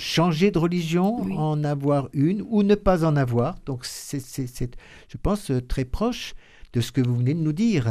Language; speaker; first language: French; native; French